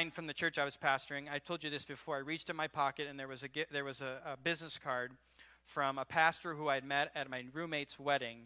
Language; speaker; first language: English; native; English